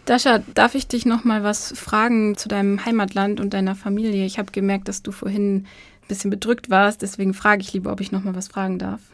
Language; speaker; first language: German; native; German